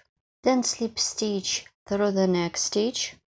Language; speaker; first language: English; non-native, fluent; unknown